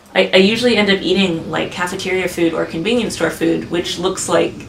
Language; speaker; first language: English; native; English